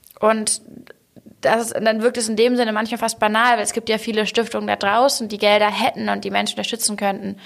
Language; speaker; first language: German; native; German